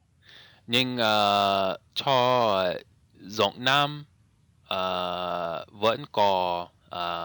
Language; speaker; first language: Vietnamese; non-native, learner; English